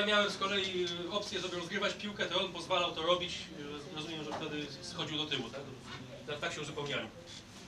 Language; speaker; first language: Polish; native; Polish